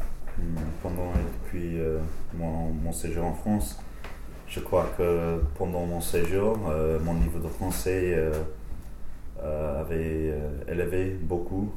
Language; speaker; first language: French; non-native, fluent; English